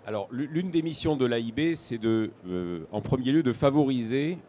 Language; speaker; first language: French; native; French